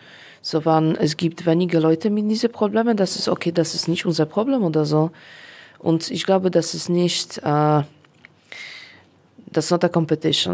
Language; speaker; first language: German; non-native, learner; Polish